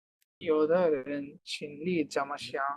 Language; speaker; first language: Chinese; non-native, learner; Bangla